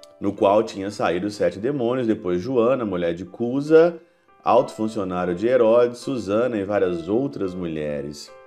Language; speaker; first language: Portuguese; native; Portuguese